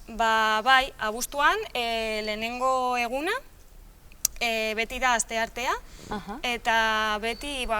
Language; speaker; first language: Basque; non-native, local second language; Spanish